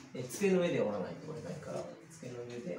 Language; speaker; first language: Japanese; native; Japanese